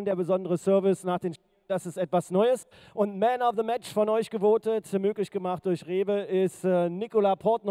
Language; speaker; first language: German; native; German